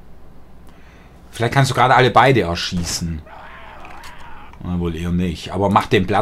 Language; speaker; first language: German; native; German